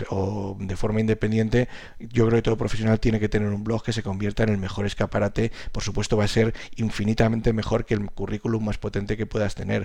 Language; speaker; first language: Spanish; native; Spanish